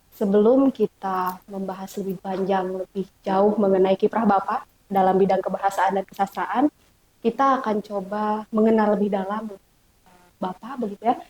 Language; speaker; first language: Indonesian; native; Indonesian